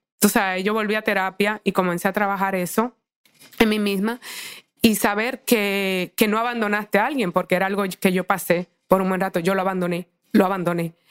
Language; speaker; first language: Spanish; native; Spanish